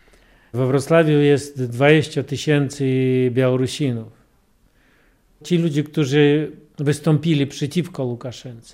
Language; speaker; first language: Polish; non-native, fluent; Russian